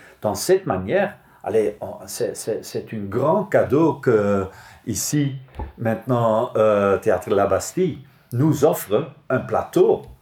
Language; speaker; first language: French; non-native, local second language; Dutch